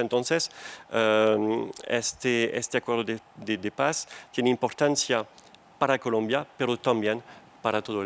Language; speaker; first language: Spanish; non-native, fluent; French